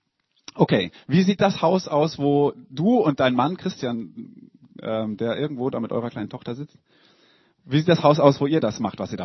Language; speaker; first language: German; native; German